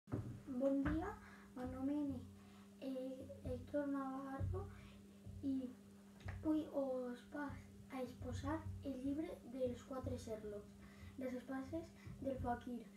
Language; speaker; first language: Spanish; non-native, local second language; Catalan